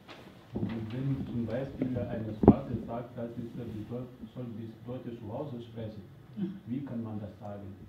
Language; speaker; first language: German; non-native, learner; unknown